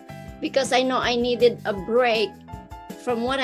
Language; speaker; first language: English; non-native, local second language; Filipino